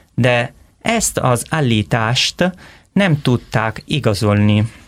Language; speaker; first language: Hungarian; non-native, learner; Italian